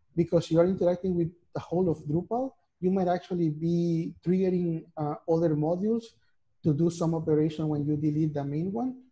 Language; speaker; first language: English; non-native, fluent; Spanish